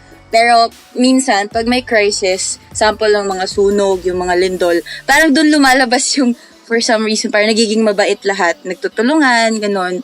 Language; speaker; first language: Filipino; non-native, local second language; Cebuano